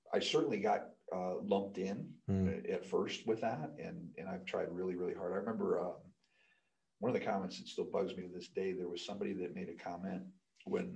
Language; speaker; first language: English; native; English